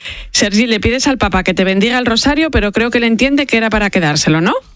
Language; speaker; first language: Spanish; native; Spanish